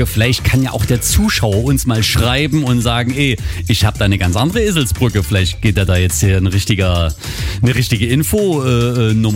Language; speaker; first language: German; native; German